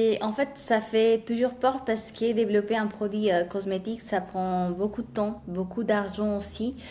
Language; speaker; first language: French; non-native, fluent; Spanish